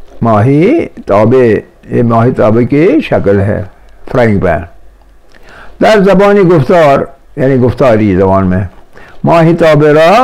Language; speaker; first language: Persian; non-native, fluent; Urdu